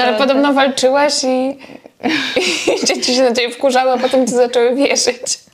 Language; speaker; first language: Polish; native; Polish